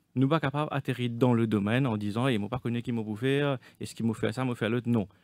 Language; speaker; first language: French; non-native, local second language; Morisyen